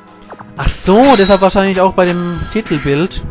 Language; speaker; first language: German; native; German